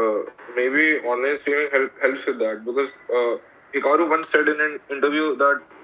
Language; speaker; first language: English; non-native, local second language; Hindi